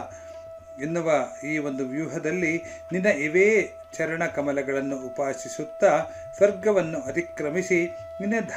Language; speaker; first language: Kannada; native; Kannada